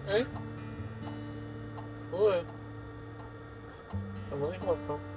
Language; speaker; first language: German; native; German